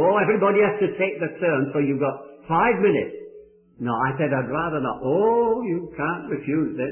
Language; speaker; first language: English; native; English